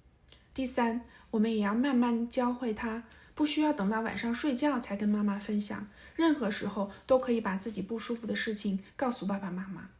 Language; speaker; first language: Chinese; native; Chinese